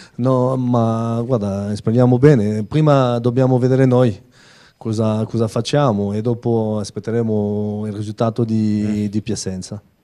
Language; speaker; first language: Italian; non-native, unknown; French